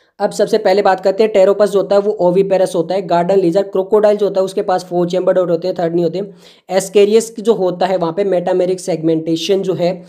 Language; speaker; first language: Hindi; native; Hindi